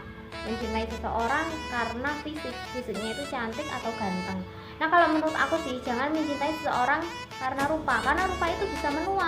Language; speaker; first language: Indonesian; native; Indonesian